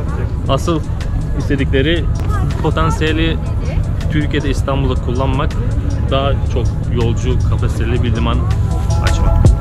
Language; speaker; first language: Turkish; native; Turkish